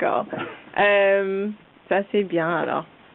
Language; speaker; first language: French; non-native, learner; English